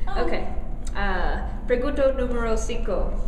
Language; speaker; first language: Spanish; non-native, learner; English